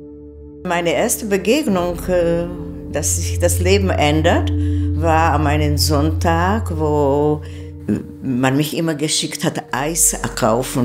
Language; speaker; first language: German; non-native, fluent; Czech